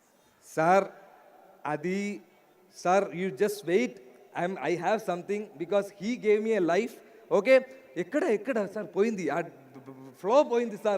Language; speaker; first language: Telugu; non-native, learner; Malayalam